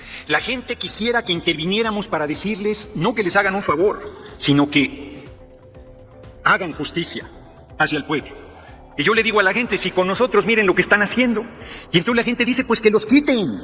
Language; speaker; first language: Spanish; native; Spanish